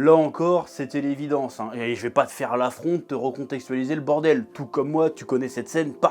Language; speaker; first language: French; native; French